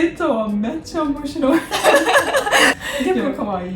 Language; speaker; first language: Japanese; non-native, learner; English